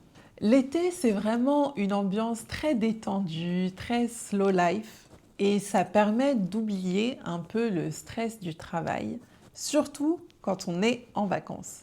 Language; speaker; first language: French; native; French